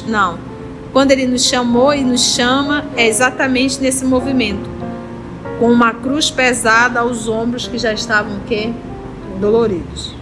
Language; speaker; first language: Portuguese; native; Portuguese